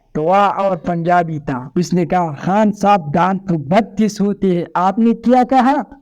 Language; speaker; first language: Urdu; non-native, local second language; Pashto